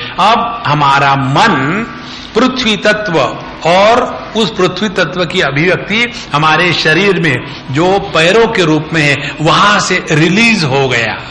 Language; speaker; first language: Hindi; non-native, local second language; Marathi